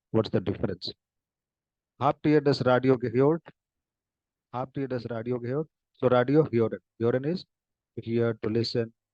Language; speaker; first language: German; non-native, fluent; Hindi